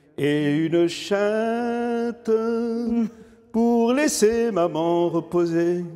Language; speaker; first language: French; non-native, local second language; Arabic